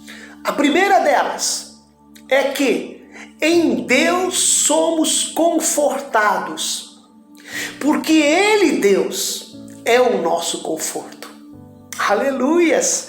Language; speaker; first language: Portuguese; native; Portuguese